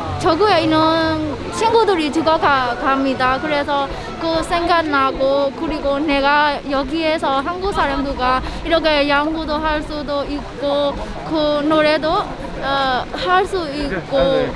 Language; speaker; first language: Korean; non-native, learner; Burmese